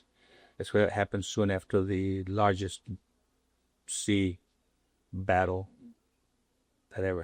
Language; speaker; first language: English; non-native, local second language; Spanish